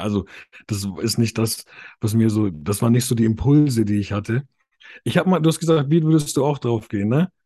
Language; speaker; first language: German; native; German